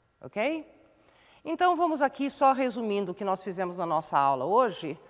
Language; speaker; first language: Portuguese; native; Portuguese